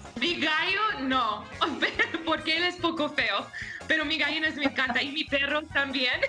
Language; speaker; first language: Spanish; non-native, learner; English